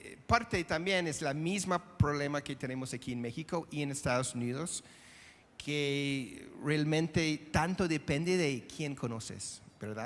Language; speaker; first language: Spanish; non-native, fluent; English